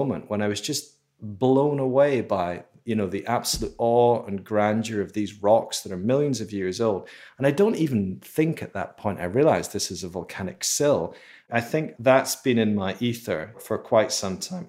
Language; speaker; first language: English; native; English